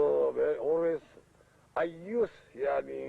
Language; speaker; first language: English; non-native, learner; Japanese